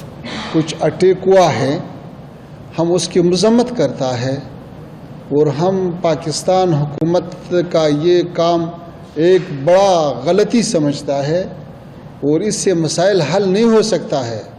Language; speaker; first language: Hindi; non-native, fluent; Pashto